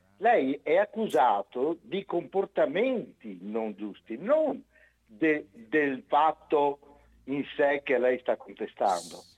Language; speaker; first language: Italian; native; Italian